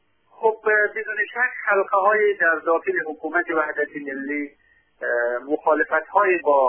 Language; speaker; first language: Persian; native; Persian